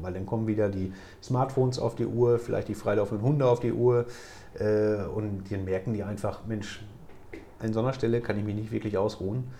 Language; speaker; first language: German; native; German